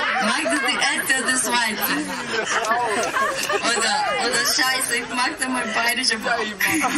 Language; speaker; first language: German; non-native, learner; Spanish